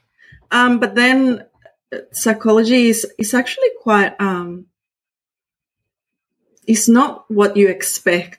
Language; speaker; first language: English; non-native, fluent; Spanish